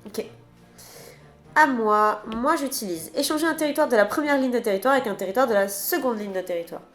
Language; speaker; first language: French; native; French